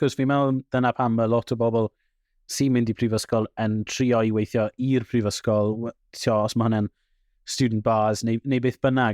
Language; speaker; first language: Welsh; native; Welsh